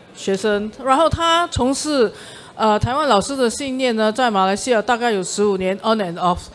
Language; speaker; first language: Chinese; native; Chinese